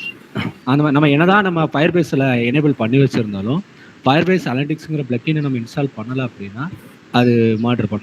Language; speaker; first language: Tamil; native; Tamil